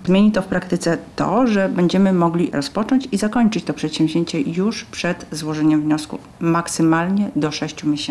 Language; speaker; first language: Polish; native; Polish